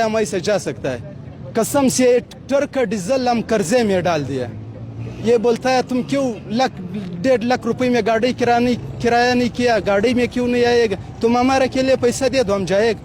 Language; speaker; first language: Hindi; non-native, local second language; Pashto